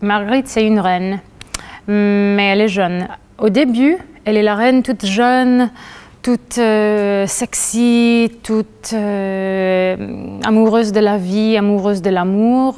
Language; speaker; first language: French; non-native, fluent; Spanish